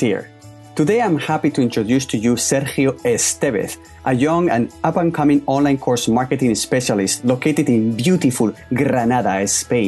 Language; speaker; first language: English; non-native, fluent; Spanish